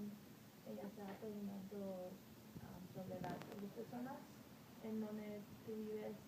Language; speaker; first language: Spanish; non-native, learner; English